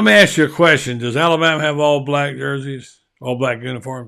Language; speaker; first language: English; native; English